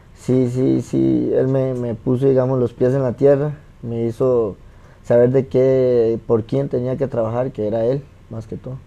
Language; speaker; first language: Spanish; native; Spanish